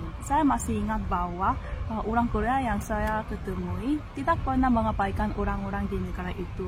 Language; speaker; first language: Indonesian; non-native, fluent; Korean